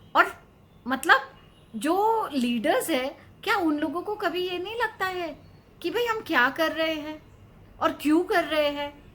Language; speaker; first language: Hindi; non-native, local second language; Bangla